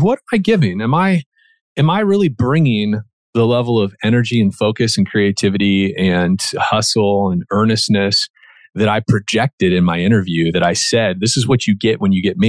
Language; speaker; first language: English; native; English